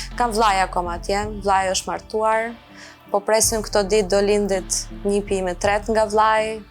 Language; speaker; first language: Albanian; non-native, fluent; Ukrainian